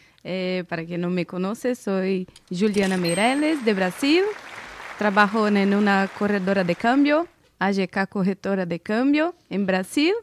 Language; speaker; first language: Spanish; non-native, fluent; Portuguese